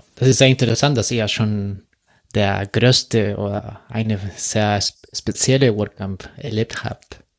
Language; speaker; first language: German; non-native, learner; Spanish